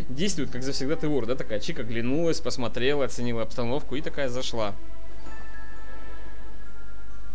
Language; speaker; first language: Russian; native; Russian